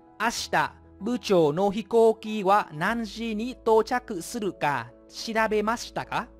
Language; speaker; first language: Japanese; non-native, fluent; Vietnamese